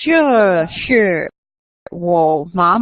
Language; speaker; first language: Chinese; non-native, learner; English